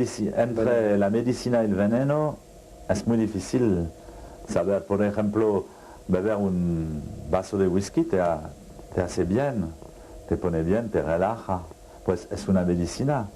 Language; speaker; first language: Spanish; non-native, fluent; French